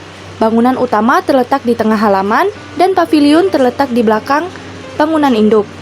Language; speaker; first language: Indonesian; native; Indonesian